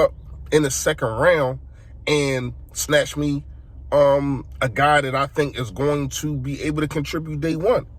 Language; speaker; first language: English; native; English